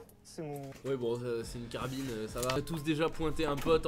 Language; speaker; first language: French; native; French